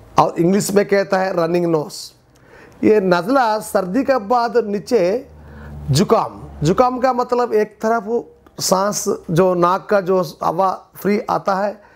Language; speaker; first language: Hindi; non-native, local second language; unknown